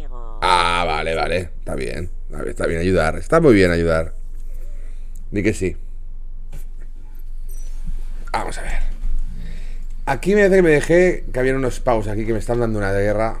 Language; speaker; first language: Spanish; native; Spanish